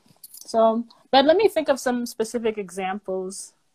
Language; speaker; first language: English; native; English